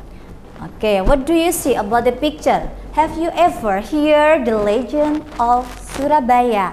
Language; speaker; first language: English; non-native, learner; Indonesian